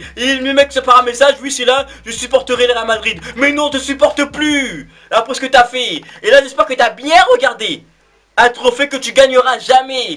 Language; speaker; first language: French; native; French